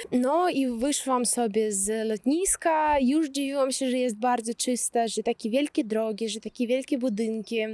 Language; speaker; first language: Polish; non-native, fluent; Russian